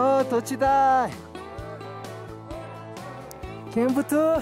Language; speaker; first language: Korean; native; Korean